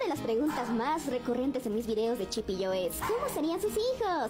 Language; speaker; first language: Spanish; native; Spanish